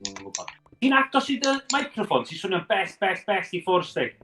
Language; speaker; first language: Welsh; native; Welsh